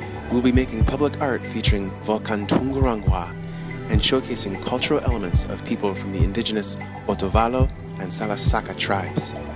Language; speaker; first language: English; native; English